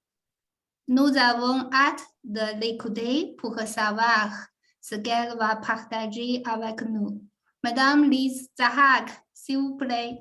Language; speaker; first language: French; non-native, fluent; Chinese